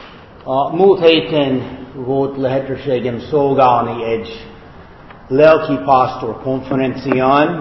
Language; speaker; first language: Hungarian; non-native, fluent; English